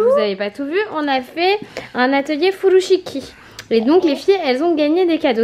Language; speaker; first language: French; native; French